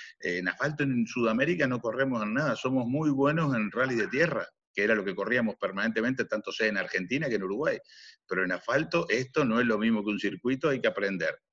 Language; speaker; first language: Spanish; native; Spanish